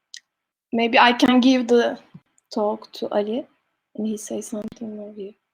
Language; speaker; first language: English; non-native, learner; Turkish